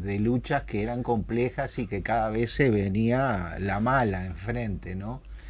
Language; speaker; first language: Spanish; native; Spanish